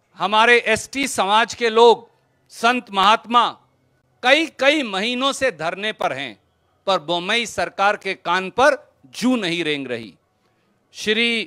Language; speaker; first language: Hindi; native; Hindi